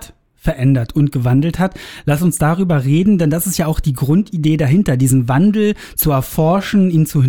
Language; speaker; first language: German; native; German